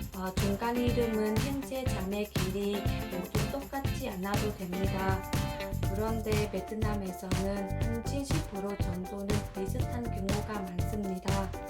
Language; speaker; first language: Korean; non-native, learner; Vietnamese